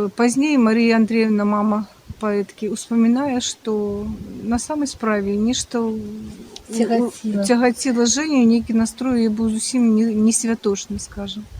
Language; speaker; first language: Belarusian; native; Belarusian